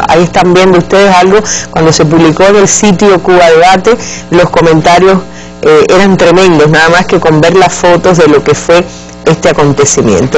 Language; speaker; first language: Spanish; native; Spanish